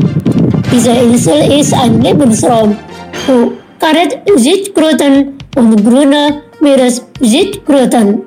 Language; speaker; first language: German; non-native, learner; Indonesian